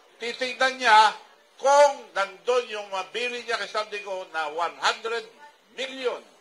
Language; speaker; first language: Filipino; non-native, local second language; Iloko